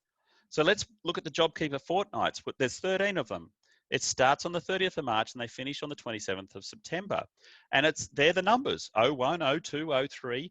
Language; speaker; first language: English; native; English